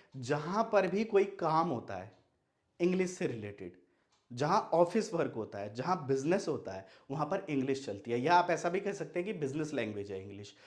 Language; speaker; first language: Hindi; non-native, local second language; Maithili